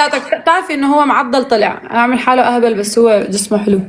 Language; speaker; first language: Arabic; native; Arabic